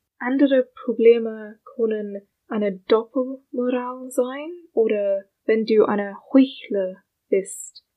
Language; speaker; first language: German; non-native, learner; English